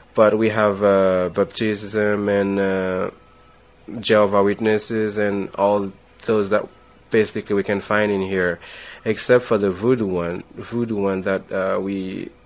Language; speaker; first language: English; non-native, fluent; Haitian Creole